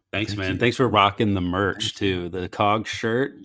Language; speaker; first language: English; native; English